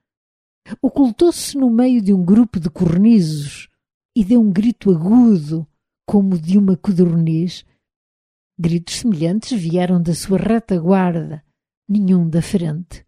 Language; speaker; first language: Portuguese; native; Portuguese